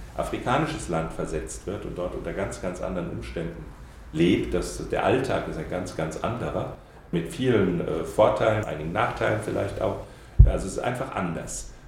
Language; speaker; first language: German; native; German